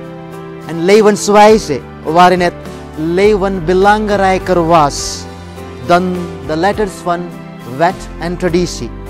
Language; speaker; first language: Dutch; non-native, fluent; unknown